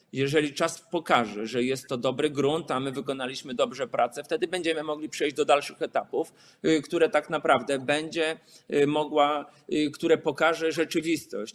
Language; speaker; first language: Polish; native; Polish